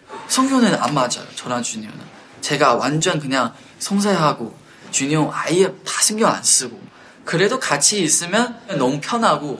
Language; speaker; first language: Korean; non-native, fluent; Chinese